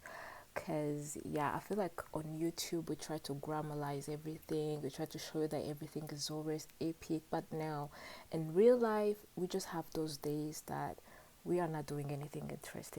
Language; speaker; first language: English; non-native, local second language; Kinyarwanda